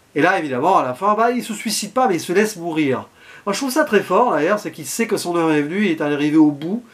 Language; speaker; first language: French; native; French